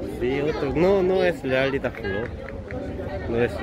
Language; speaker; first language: Spanish; non-native, learner; Korean